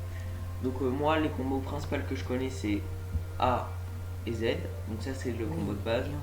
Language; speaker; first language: French; native; French